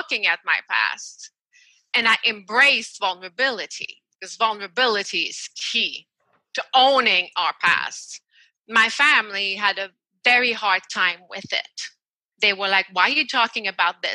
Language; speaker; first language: English; non-native, fluent; French